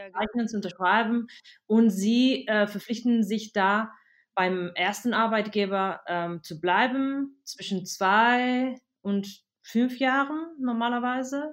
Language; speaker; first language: German; non-native, fluent; Spanish